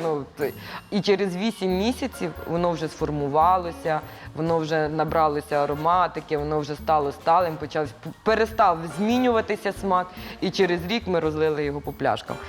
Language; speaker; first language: Ukrainian; native; Ukrainian